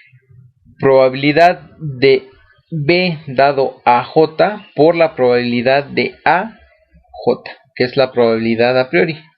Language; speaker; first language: Spanish; native; Spanish